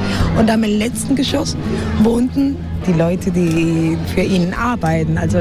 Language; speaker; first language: German; non-native, fluent; Spanish